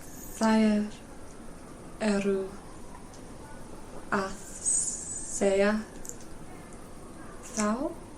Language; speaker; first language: Icelandic; non-native, learner; English